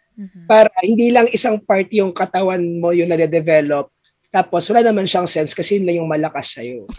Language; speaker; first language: Filipino; native; Filipino